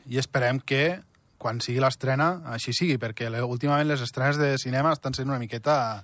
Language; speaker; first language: Catalan; native; Catalan